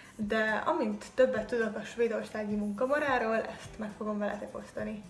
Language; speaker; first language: Hungarian; native; Hungarian